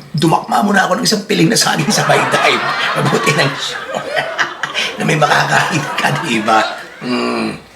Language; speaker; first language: Filipino; native; Filipino